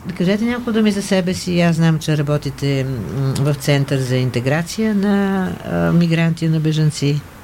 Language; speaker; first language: Bulgarian; native; Bulgarian